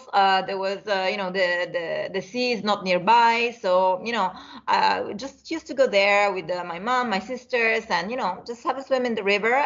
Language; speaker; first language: English; non-native, fluent; Italian